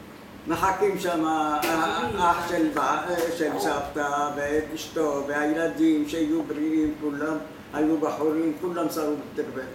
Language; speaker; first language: Hebrew; non-native, fluent; Arabic